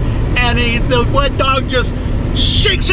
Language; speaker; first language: English; native; English